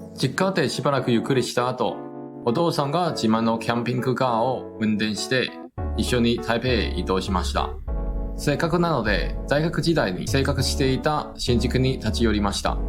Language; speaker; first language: Japanese; non-native, fluent; Chinese